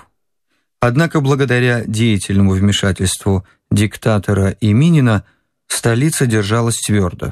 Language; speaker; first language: Russian; native; Russian